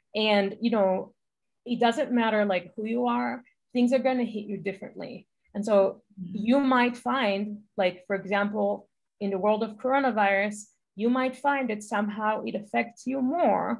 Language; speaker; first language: English; non-native, fluent; Hebrew